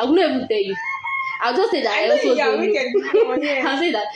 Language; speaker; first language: English; non-native, local second language; Yoruba